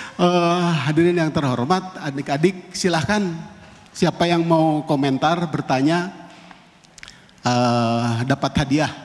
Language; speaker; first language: Indonesian; non-native, local second language; Sundanese